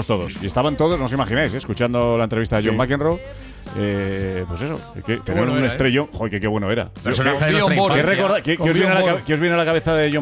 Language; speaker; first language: Spanish; native; Spanish